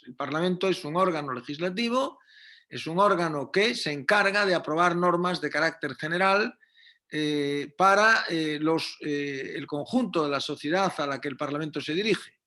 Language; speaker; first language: Spanish; native; Spanish